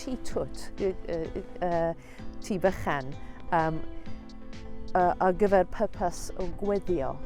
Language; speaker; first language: Welsh; non-native, fluent; English